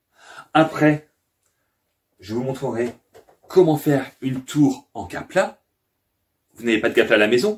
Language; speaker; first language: French; native; French